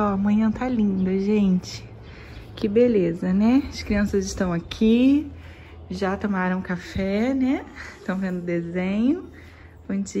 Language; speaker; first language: Portuguese; native; Portuguese